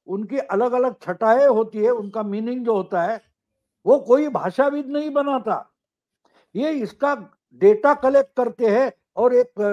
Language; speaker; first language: Hindi; non-native, local second language; Marathi